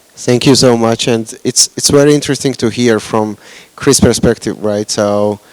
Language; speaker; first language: English; non-native, fluent; Georgian